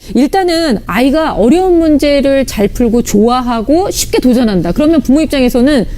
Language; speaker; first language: Korean; native; Korean